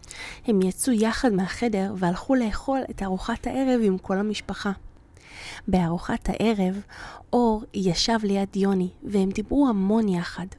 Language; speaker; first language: Hebrew; native; Hebrew